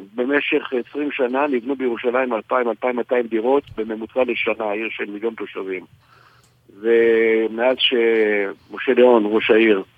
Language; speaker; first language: Hebrew; native; Hebrew